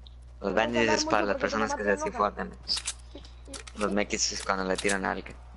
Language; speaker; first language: Spanish; early bilingual, heritage; Spanish